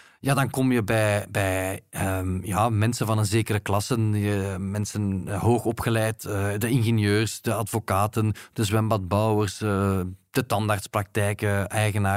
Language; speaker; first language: Dutch; native; Dutch